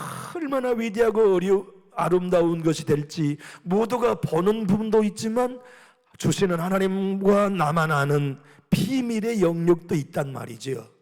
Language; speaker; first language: Korean; native; Korean